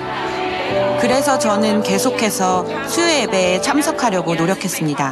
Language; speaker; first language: Korean; non-native, fluent; Thai